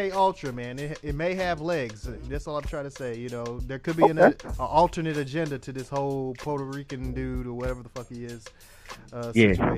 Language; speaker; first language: English; native; English